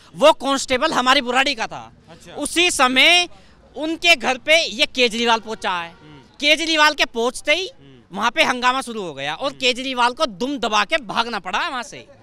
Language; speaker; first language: Hindi; native; Hindi